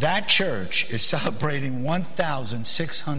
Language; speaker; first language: English; early bilingual, other home language; Arabic